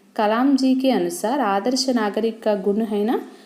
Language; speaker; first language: Hindi; non-native, local second language; Telugu